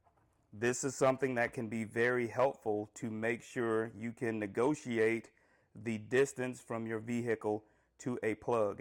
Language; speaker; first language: English; native; English